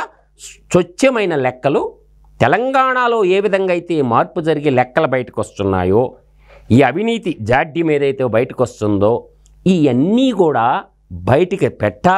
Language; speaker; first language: Telugu; native; Telugu